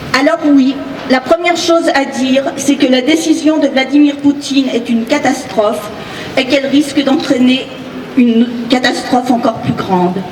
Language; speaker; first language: French; native; French